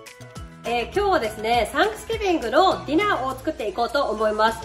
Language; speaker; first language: Japanese; native; Japanese